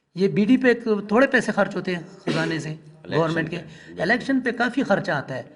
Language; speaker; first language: Urdu; non-native, local second language; Pashto